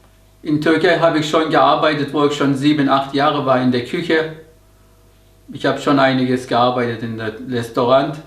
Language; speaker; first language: German; non-native, learner; Turkish